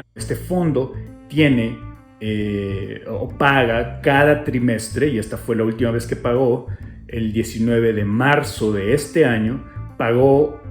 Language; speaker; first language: Spanish; native; Spanish